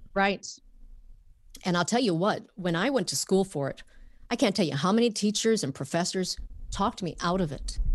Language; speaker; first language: English; native; English